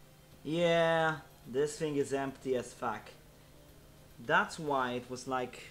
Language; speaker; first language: English; non-native, fluent; Polish